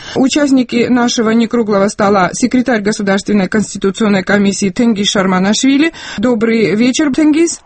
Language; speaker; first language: Russian; non-native, local second language; Georgian